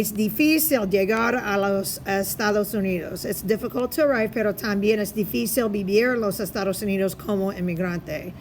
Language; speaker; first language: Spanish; non-native, fluent; English